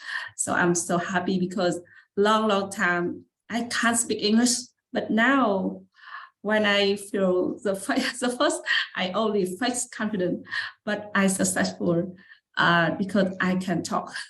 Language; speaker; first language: English; non-native, learner; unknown